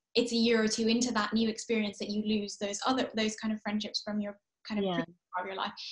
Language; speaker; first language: English; early bilingual, heritage; English